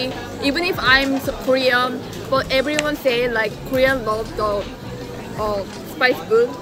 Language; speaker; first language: English; non-native, learner; Korean